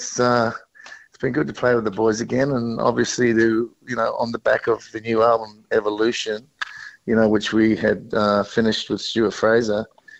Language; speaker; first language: English; native; English